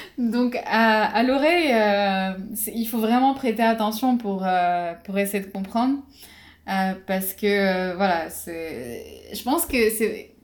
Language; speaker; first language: French; non-native, local second language; Arabic